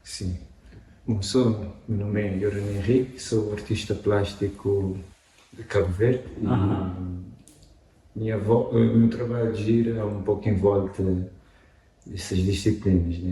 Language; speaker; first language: Portuguese; non-native, local second language; Kabuverdianu